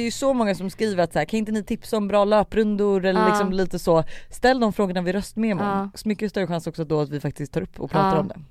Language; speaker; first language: Swedish; native; Swedish